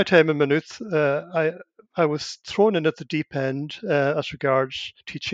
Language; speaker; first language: English; non-native, local second language; Irish